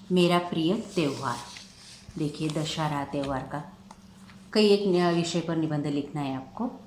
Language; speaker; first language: Hindi; non-native, local second language; Marathi